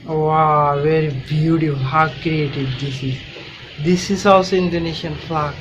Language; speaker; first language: English; non-native, learner; Bangla